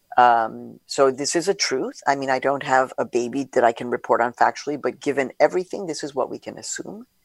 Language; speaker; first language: English; early bilingual, other home language; Spanish